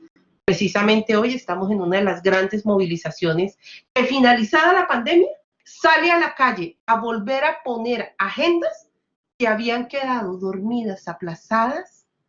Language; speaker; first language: Spanish; native; Spanish